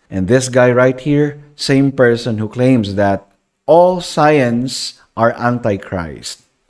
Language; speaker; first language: English; non-native, local second language; Filipino